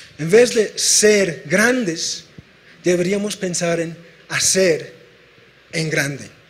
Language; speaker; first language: Spanish; non-native, fluent; English